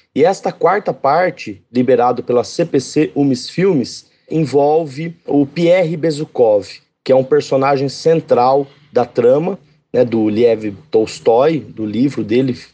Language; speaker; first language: Portuguese; native; Portuguese